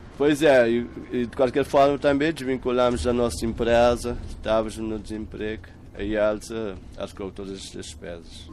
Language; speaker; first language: Portuguese; non-native, local second language; Kabuverdianu